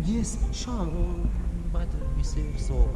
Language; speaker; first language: English; non-native, learner; Persian